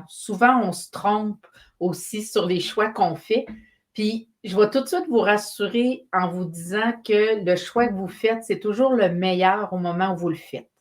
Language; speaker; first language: French; native; French